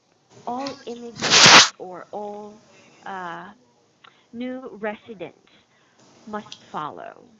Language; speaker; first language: English; non-native, fluent; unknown